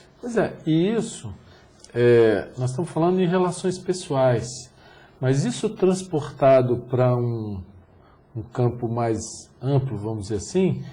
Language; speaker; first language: Portuguese; native; Portuguese